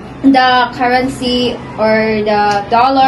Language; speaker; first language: English; non-native, learner; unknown